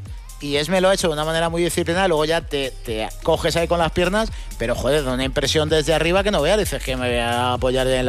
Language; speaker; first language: Spanish; native; Spanish